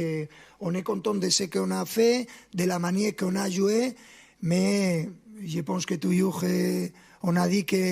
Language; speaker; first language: French; non-native, fluent; Spanish